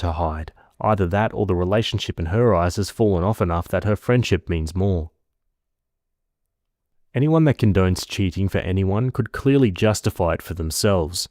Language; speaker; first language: English; native; English